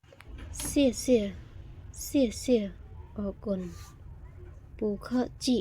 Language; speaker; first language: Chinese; non-native, learner; Khmer